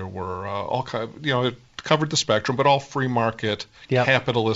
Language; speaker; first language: English; native; English